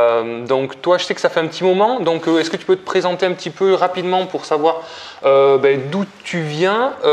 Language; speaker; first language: French; native; French